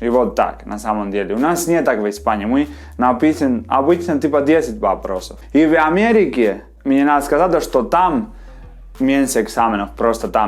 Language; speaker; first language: Russian; non-native, fluent; Spanish